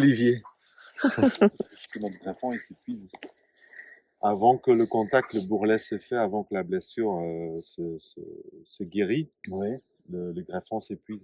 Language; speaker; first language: French; native; French